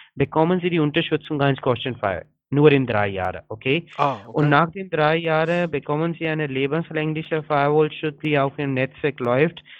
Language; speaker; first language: German; non-native, fluent; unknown